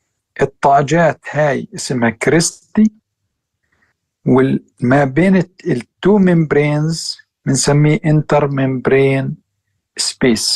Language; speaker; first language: Arabic; native; Arabic